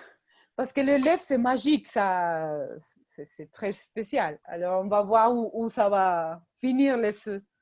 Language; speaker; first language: French; non-native, fluent; Spanish